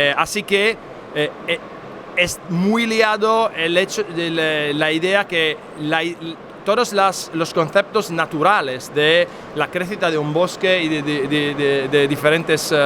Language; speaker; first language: Spanish; non-native, fluent; Italian